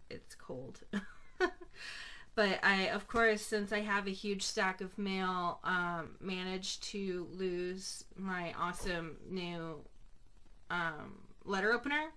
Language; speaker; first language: English; native; English